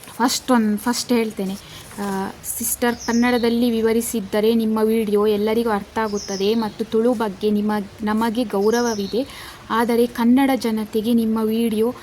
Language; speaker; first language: Kannada; non-native, local second language; Tulu